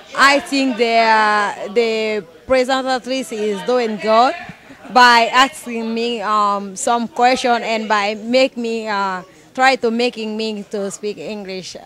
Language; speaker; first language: English; non-native, learner; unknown